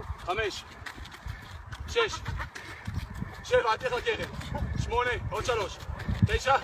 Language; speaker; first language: Hebrew; native; Hebrew